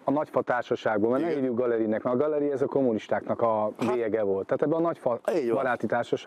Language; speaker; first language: Hungarian; native; Hungarian